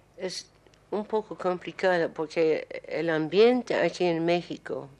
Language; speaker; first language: Spanish; non-native, learner; English